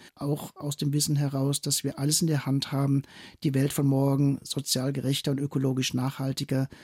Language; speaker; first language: German; native; German